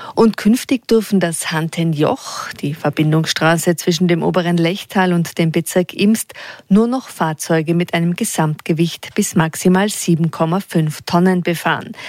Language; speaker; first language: German; native; German